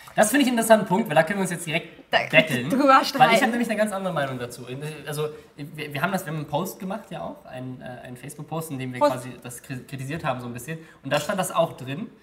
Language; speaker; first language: German; native; German